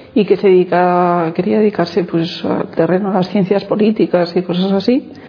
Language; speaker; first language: Spanish; native; Spanish